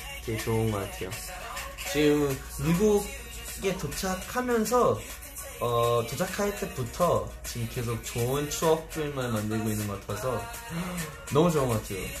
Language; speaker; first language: Korean; early bilingual, heritage; Korean